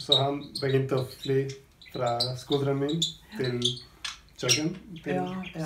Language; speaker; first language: Norwegian; non-native, fluent; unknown